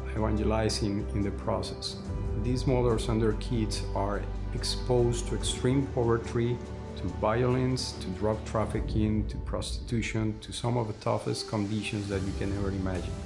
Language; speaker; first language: English; non-native, fluent; Spanish